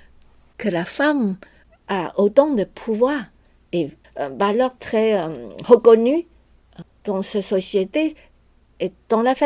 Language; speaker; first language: French; non-native, fluent; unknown